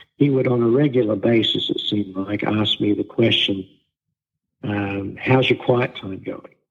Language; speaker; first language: English; native; English